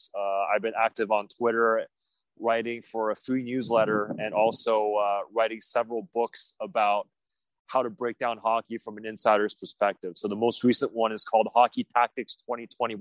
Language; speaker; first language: English; native; English